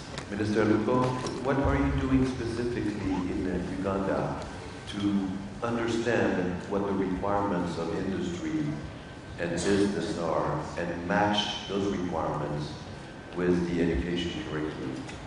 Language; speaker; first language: English; non-native, fluent; French